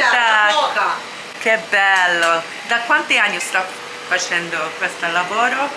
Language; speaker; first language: Italian; non-native, learner; English